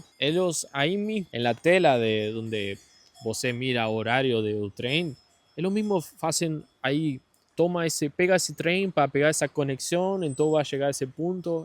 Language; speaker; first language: Portuguese; non-native, learner; Spanish